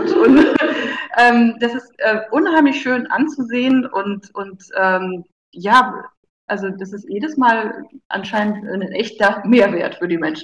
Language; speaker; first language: German; native; German